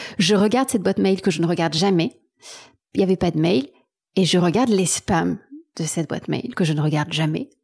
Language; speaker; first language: French; native; French